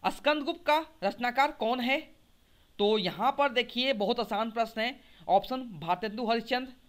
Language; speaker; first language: Hindi; native; Hindi